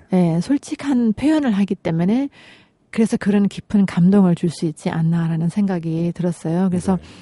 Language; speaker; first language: Korean; native; Korean